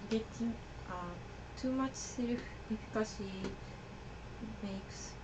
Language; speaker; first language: English; non-native, learner; Japanese